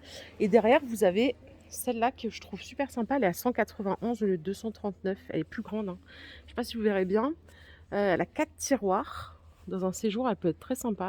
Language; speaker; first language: French; native; French